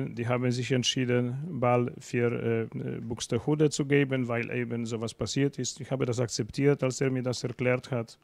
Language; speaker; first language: German; non-native, fluent; Polish